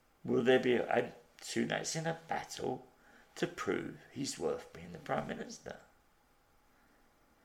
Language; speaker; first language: English; native; English